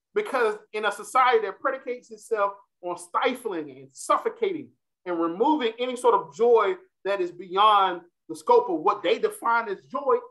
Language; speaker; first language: English; native; English